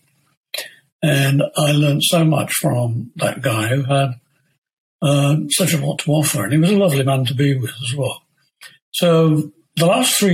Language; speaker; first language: English; native; English